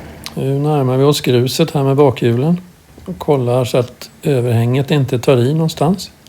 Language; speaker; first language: Swedish; native; Swedish